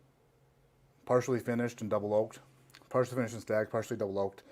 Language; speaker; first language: English; native; English